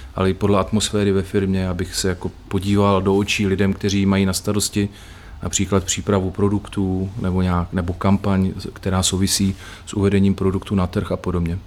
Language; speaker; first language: Czech; native; Czech